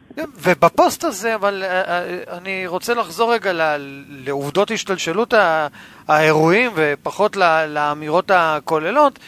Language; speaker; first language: Hebrew; native; Hebrew